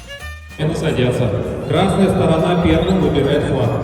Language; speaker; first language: Russian; native; Russian